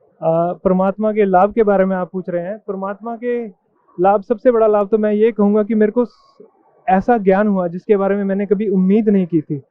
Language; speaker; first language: Hindi; native; Hindi